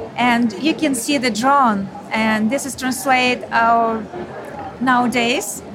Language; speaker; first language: English; non-native, learner; Ukrainian